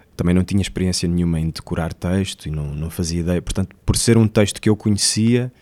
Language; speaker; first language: Portuguese; native; Portuguese